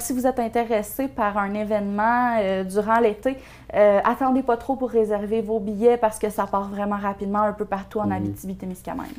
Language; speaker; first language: French; native; French